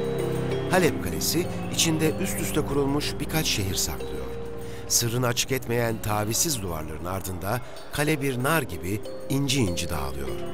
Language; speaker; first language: Turkish; native; Turkish